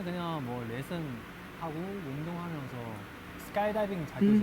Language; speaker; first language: Korean; non-native, fluent; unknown